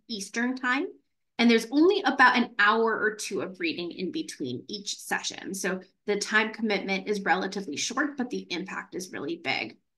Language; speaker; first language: English; native; English